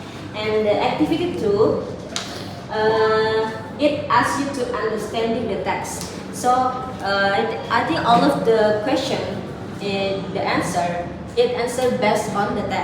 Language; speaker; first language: English; non-native, learner; Indonesian